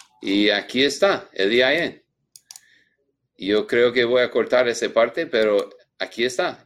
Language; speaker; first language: Spanish; non-native, learner; English